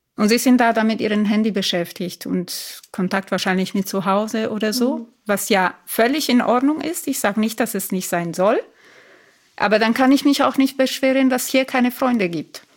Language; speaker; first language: German; non-native, fluent; Italian